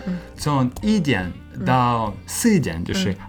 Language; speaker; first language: Chinese; non-native, learner; English